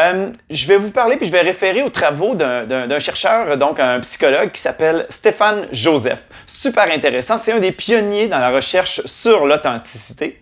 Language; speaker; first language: French; native; French